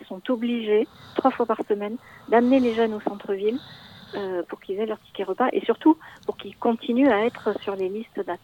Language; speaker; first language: French; native; French